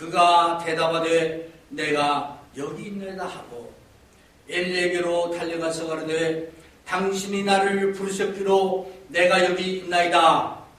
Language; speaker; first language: Korean; native; Korean